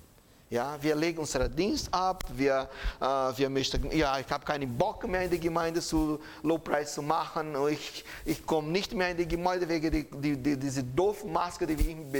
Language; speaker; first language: German; non-native, fluent; Portuguese